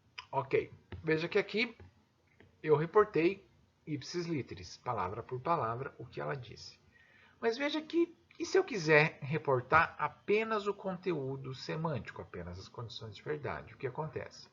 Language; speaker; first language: Portuguese; native; Portuguese